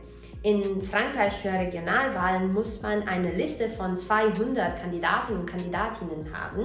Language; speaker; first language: German; non-native, fluent; Italian